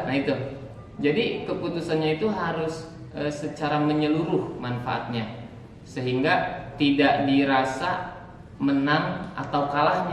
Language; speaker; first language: Indonesian; native; Indonesian